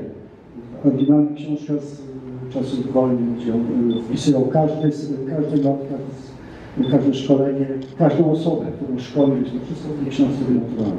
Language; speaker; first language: Polish; native; Polish